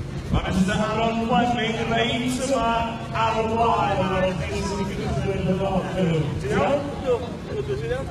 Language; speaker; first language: Welsh; native; Welsh